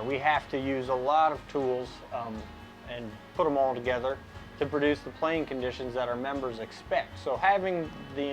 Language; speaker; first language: English; native; English